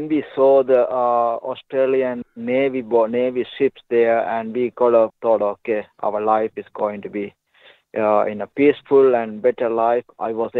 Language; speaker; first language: English; non-native, local second language; Tamil